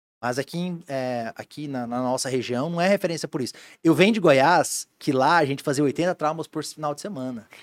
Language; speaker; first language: Portuguese; native; Portuguese